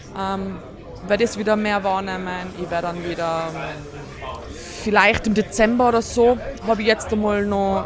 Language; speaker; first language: German; native; German